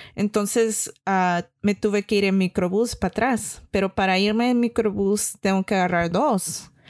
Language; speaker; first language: Spanish; early bilingual, heritage; Spanish